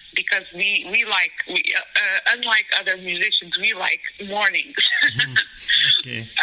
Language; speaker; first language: English; non-native, fluent; Portuguese